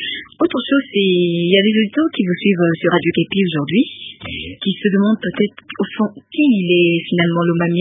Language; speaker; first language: French; non-native, local second language; Lingala